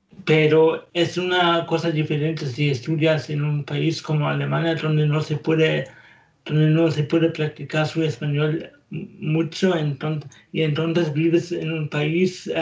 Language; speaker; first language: Spanish; non-native, learner; German